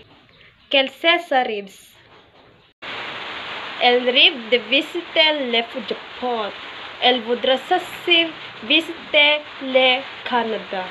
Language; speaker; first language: French; non-native, learner; Filipino